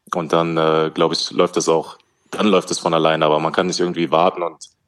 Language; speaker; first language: German; native; German